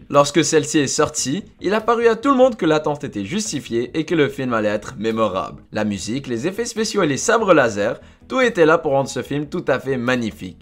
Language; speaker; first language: French; native; French